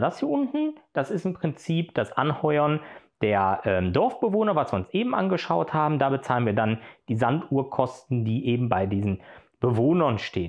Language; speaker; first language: German; native; German